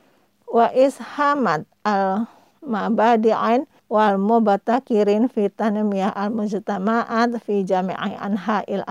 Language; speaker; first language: Arabic; non-native, fluent; Indonesian